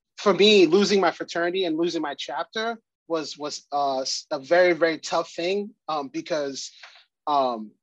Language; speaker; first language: English; early bilingual, other home language; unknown